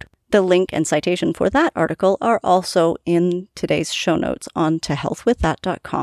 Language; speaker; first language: English; native; English